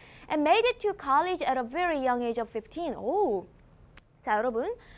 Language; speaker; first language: English; non-native, fluent; Korean